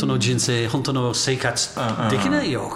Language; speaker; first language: Japanese; non-native, learner; English